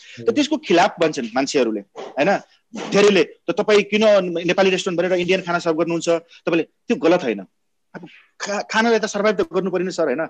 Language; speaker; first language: Nepali; non-native, local second language; Maithili